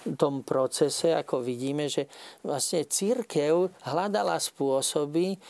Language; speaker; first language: Slovak; native; Slovak